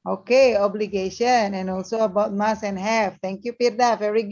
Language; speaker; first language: English; non-native, learner; Indonesian